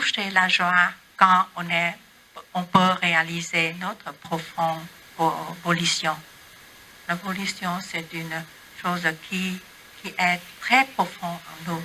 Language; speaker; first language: French; non-native, learner; Vietnamese